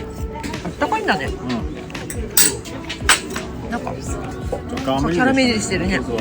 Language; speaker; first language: Japanese; native; Japanese